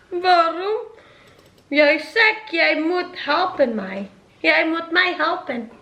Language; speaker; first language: Dutch; non-native, learner; Filipino